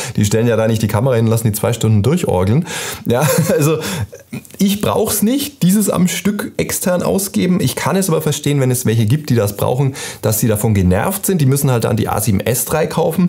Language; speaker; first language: German; native; German